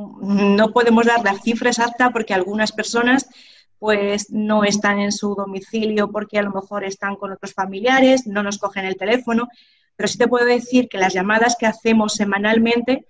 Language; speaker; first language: Spanish; native; Spanish